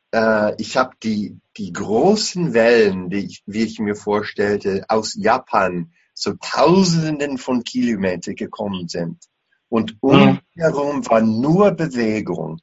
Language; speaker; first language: German; non-native, fluent; English